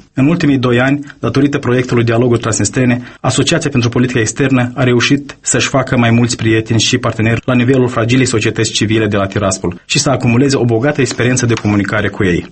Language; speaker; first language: Romanian; native; Romanian